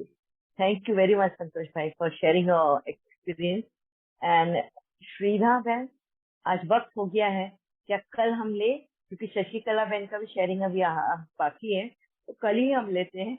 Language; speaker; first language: Hindi; native; Hindi